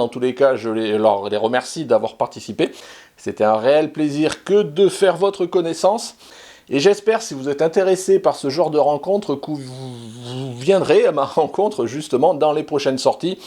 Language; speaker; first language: French; native; French